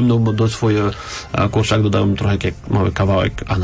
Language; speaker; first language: Polish; non-native, learner; French